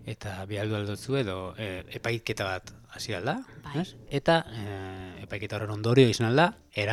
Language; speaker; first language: Basque; native; Basque